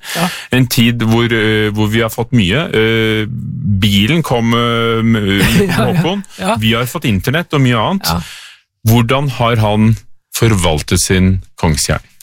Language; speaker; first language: Norwegian; native; Norwegian